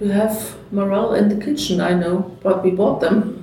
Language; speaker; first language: English; non-native, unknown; German